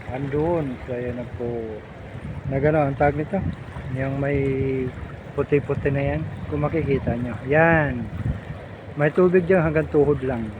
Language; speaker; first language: Filipino; non-native, local second language; Cebuano